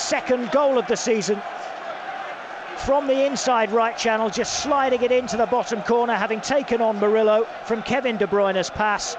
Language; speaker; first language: English; native; English